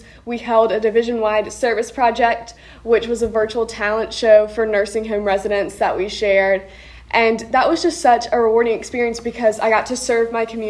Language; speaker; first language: English; native; English